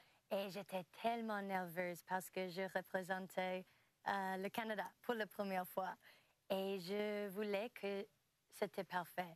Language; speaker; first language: French; non-native, local second language; English